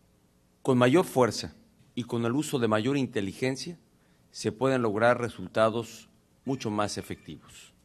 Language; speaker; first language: Spanish; native; Spanish